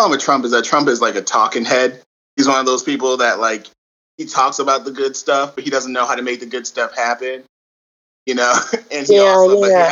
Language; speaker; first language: English; native; English